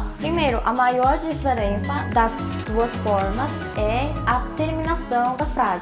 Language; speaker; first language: Portuguese; non-native, fluent; Korean